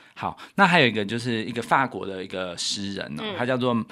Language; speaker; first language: Chinese; native; Chinese